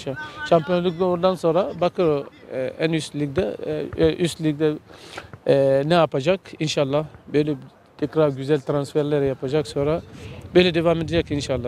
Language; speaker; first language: Turkish; non-native, learner; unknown